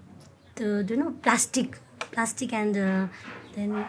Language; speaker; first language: English; non-native, learner; Nepali